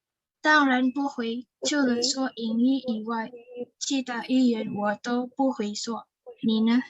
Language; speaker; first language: Chinese; non-native, learner; Indonesian